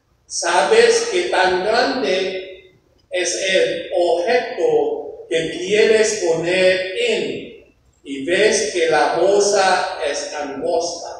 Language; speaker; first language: Spanish; non-native, fluent; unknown